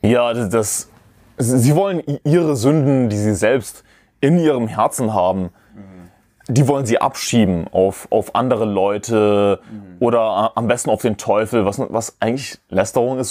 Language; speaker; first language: German; native; German